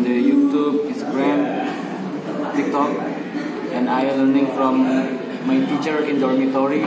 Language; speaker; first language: English; non-native, learner; Indonesian